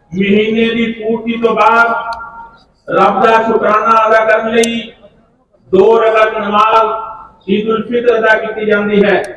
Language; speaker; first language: Hindi; non-native, local second language; Punjabi